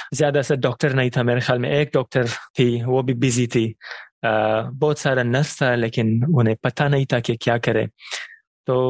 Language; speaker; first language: Urdu; non-native, fluent; Persian